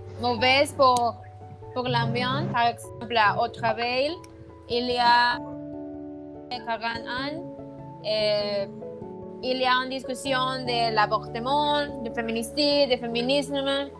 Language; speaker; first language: French; non-native, learner; Spanish